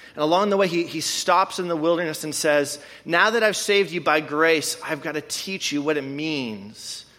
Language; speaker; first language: English; native; English